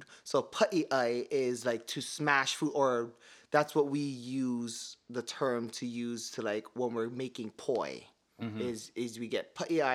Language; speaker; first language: English; early bilingual, other home language; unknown